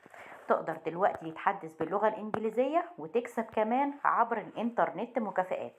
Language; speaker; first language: Arabic; native; Arabic